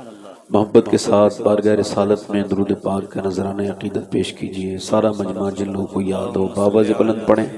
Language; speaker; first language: Urdu; native; Urdu